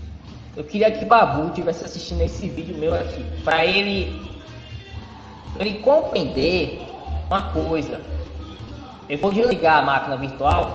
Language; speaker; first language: Portuguese; native; Portuguese